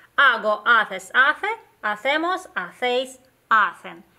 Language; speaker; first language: Spanish; non-native, fluent; Russian